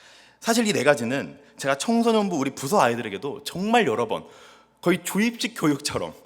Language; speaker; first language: Korean; native; Korean